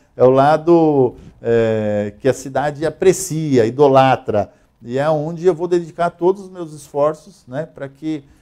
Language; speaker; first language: Portuguese; native; Portuguese